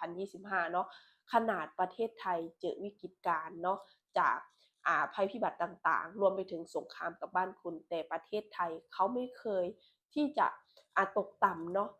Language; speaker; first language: Thai; non-native, local second language; Lao